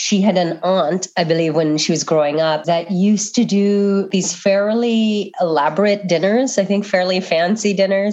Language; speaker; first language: English; non-native, local second language; Filipino